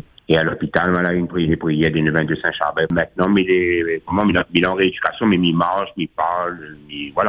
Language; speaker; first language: French; non-native, local second language; Réunion Creole French